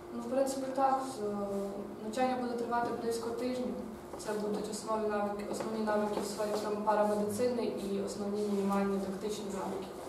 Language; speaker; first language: Ukrainian; native; Ukrainian